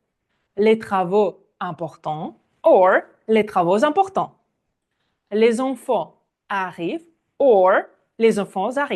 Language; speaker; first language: French; non-native, fluent; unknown